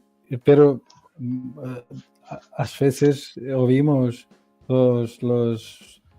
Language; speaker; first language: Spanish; non-native, learner; Portuguese